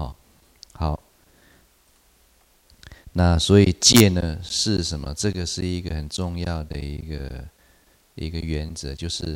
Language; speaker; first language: Chinese; native; Chinese